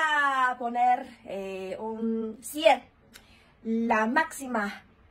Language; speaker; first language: Spanish; non-native, fluent; Chinese